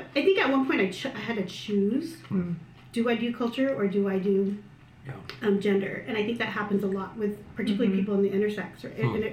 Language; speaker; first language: English; early bilingual, other home language; Filipino